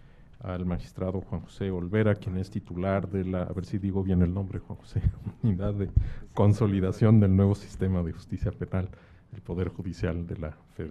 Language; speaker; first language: Spanish; native; Spanish